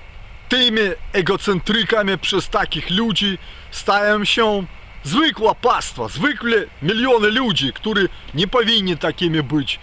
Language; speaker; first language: Polish; non-native, fluent; Ukrainian